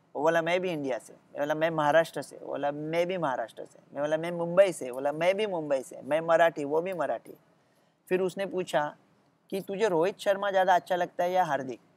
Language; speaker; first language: Hindi; non-native, local second language; Marathi